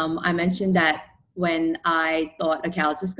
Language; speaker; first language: English; non-native, local second language; Chinese